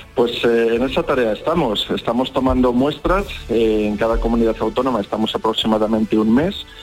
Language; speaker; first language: Spanish; native; Spanish